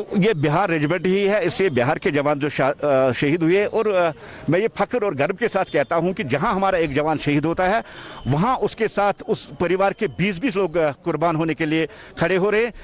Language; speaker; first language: Hindi; non-native, local second language; Kashmiri